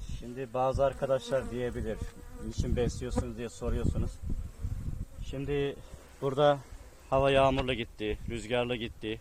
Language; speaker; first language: Turkish; native; Turkish